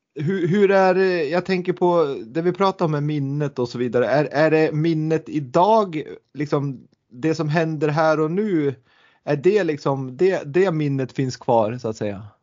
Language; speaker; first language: Swedish; native; Swedish